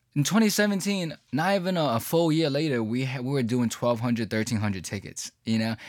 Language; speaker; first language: English; early bilingual, other home language; Chinese